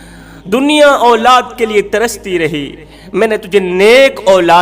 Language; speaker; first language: Urdu; native; Urdu